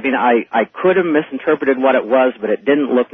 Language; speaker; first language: English; native; English